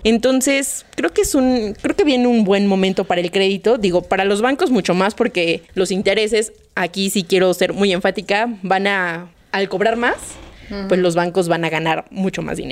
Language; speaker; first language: Spanish; native; Spanish